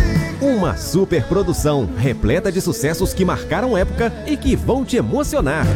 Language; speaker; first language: Portuguese; native; Portuguese